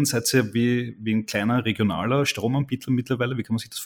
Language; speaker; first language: German; native; German